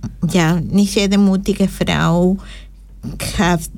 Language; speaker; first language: German; non-native, learner; Spanish